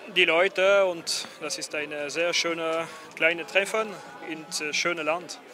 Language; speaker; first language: German; non-native, local second language; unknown